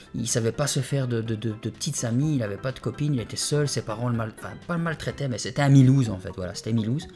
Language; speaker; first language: French; native; French